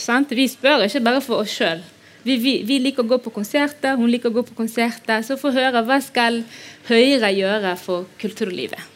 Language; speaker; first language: Norwegian; non-native, fluent; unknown